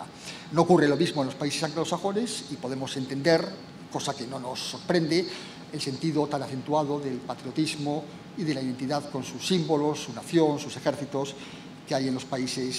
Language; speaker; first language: Spanish; native; Spanish